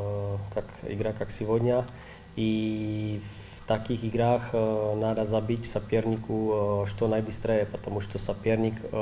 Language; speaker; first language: Russian; non-native, learner; Czech